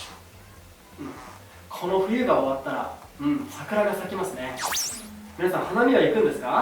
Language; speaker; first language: Japanese; native; Japanese